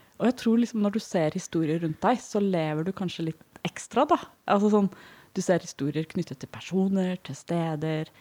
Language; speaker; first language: Norwegian; early bilingual, other home language; Danish